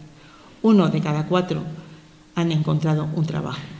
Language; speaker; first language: Spanish; native; Spanish